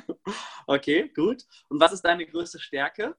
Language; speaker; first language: German; native; German